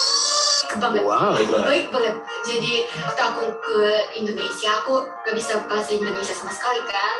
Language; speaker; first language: Indonesian; non-native, fluent; Japanese